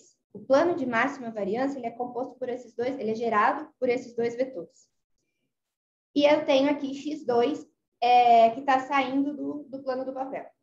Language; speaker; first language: Portuguese; native; Portuguese